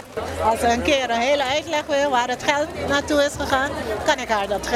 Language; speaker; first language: Dutch; non-native, local second language; Papiamento